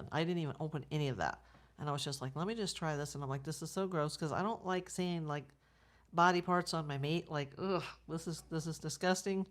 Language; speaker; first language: English; native; English